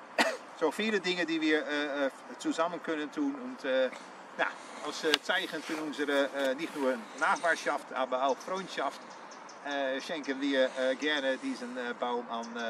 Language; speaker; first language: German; non-native, learner; Dutch